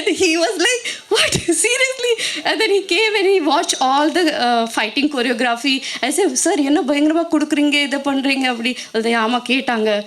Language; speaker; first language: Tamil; non-native, learner; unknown